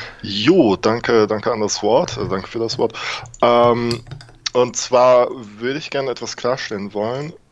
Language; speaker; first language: German; native; German